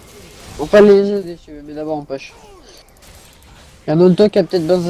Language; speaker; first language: French; native; French